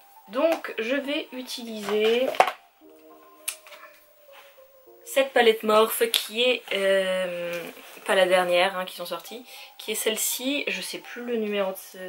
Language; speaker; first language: French; native; French